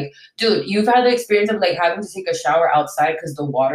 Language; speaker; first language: English; early bilingual, other home language; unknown